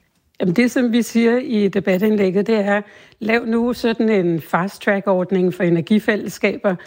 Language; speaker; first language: Danish; native; Danish